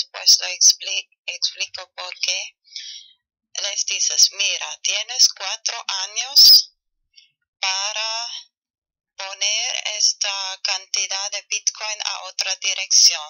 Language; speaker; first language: Spanish; non-native, fluent; German